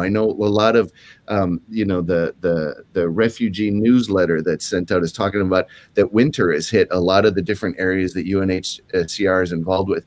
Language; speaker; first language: English; native; English